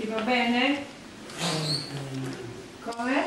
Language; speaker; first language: Italian; non-native, learner; Polish